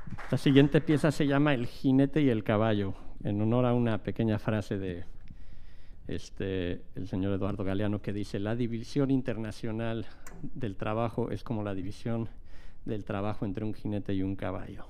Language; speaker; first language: Spanish; native; Spanish